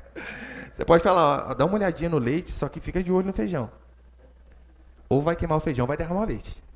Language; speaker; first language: Portuguese; native; Portuguese